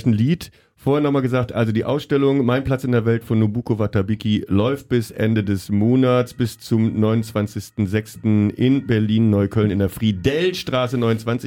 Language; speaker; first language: German; native; German